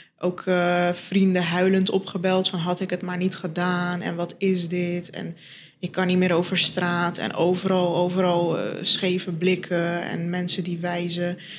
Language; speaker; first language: Dutch; non-native, local second language; Turkish